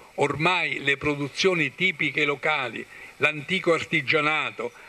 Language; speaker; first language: Italian; native; Italian